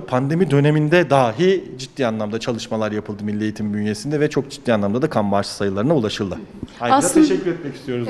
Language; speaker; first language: Turkish; native; Turkish